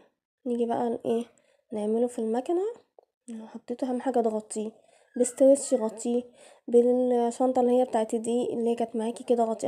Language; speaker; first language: Arabic; native; Arabic